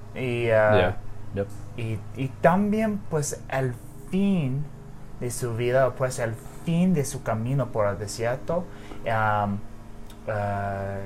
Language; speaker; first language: Spanish; non-native, learner; English